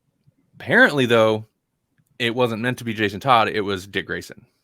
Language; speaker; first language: English; native; English